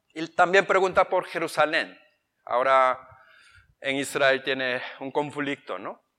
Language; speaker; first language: Spanish; non-native, fluent; Korean